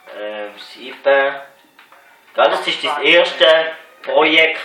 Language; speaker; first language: German; native; German